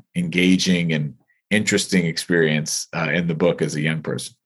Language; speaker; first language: English; native; English